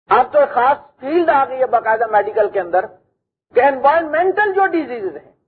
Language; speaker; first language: Urdu; non-native, local second language; Punjabi